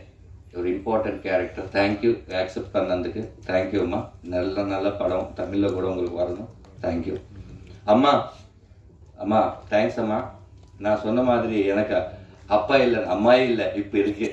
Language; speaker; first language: Tamil; non-native, learner; Telugu